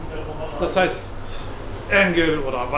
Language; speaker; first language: German; non-native, fluent; Turkish